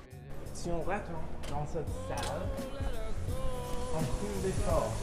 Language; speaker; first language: French; non-native, learner; English